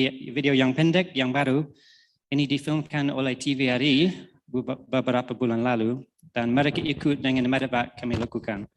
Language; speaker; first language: Indonesian; non-native, fluent; English